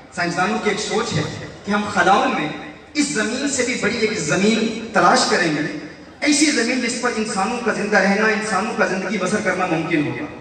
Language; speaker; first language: Urdu; early bilingual, heritage; Urdu